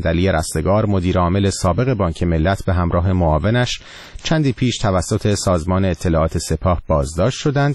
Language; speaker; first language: Persian; native; Persian